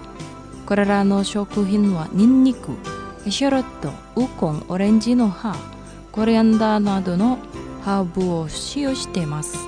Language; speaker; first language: Japanese; non-native, fluent; Indonesian